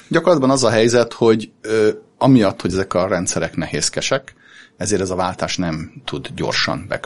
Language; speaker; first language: Hungarian; native; Hungarian